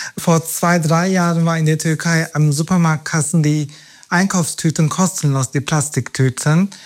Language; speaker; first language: German; non-native, fluent; Turkish